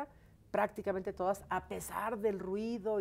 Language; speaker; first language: Spanish; native; Spanish